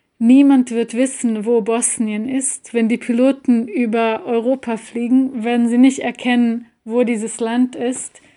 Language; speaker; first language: German; early bilingual, other home language; Bosnian